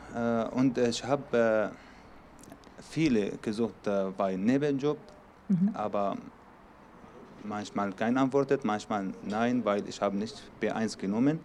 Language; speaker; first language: German; non-native, learner; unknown